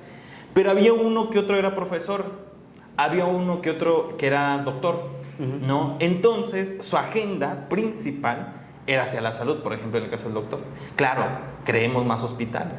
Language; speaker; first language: Spanish; native; Spanish